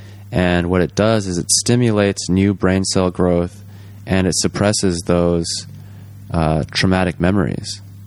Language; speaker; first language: English; native; English